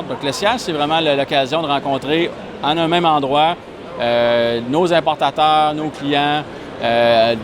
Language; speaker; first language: French; native; French